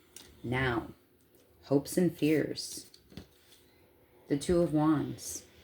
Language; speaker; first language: English; native; English